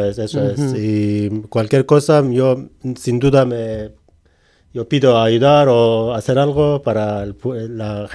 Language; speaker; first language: Spanish; non-native, learner; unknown